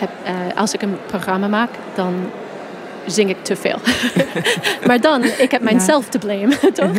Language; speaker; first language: Dutch; non-native, fluent; English